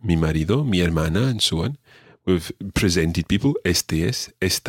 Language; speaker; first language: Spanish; non-native, fluent; English